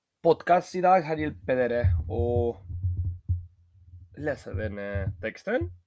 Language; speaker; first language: Norwegian; non-native, learner; Spanish